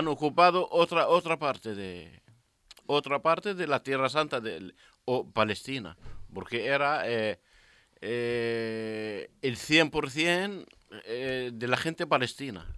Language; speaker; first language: Spanish; non-native, learner; Arabic